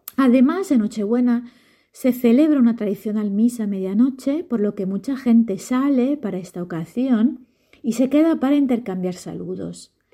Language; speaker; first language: Spanish; non-native, fluent; Italian